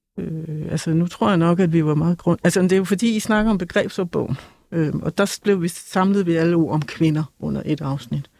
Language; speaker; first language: Danish; native; Danish